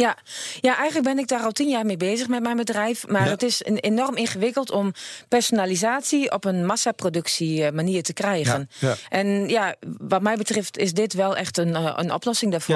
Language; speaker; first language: Dutch; native; Dutch